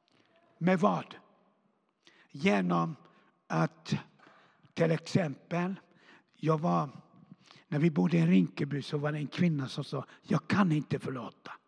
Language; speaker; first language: Swedish; non-native, fluent; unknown